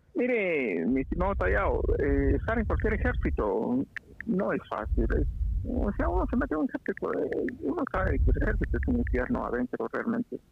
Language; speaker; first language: Spanish; native; Spanish